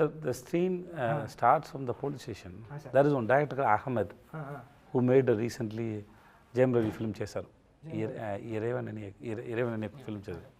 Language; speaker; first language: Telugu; non-native, learner; Tamil